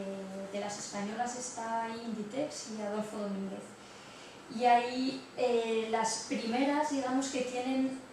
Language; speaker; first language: Spanish; native; Spanish